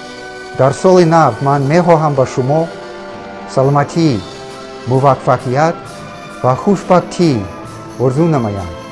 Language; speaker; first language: Tajik; non-native, learner; English